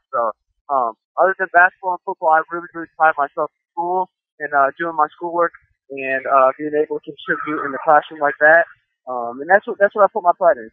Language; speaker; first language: English; native; English